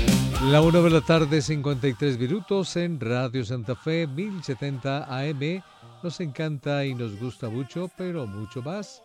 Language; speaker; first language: Spanish; native; Spanish